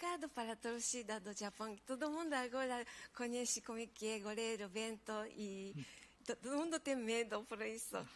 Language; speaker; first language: Portuguese; non-native, fluent; Japanese